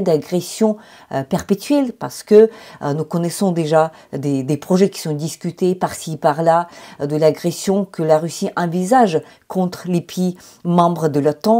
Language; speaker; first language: French; non-native, fluent; Ukrainian